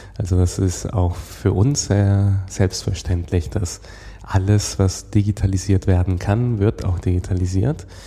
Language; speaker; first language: German; non-native, fluent; Spanish